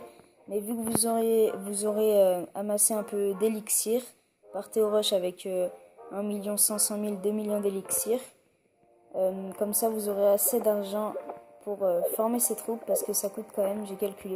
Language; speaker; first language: French; native; French